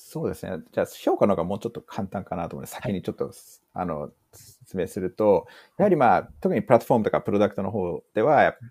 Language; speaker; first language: Japanese; early bilingual, heritage; English